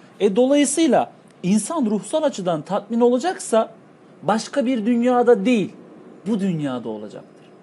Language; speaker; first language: Turkish; native; Turkish